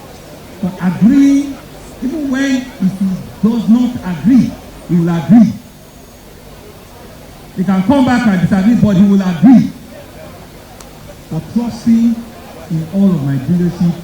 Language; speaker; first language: English; non-native, local second language; Yoruba